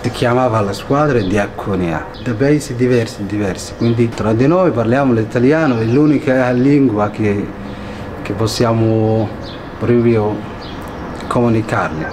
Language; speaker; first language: Italian; non-native, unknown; Somali